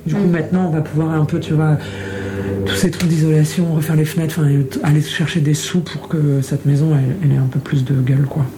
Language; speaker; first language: French; native; French